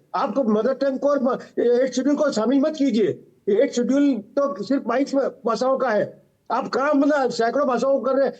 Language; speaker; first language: Hindi; non-native, local second language; Rajasthani